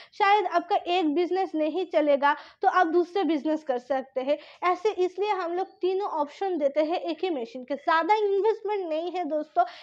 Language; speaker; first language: Hindi; non-native, local second language; Bangla